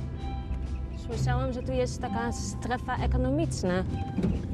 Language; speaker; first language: Polish; early bilingual, heritage; Polish